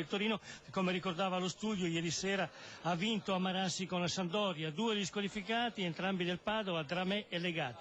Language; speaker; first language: Italian; native; Italian